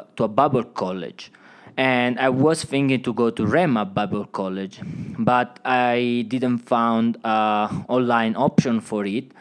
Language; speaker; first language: English; non-native, fluent; Italian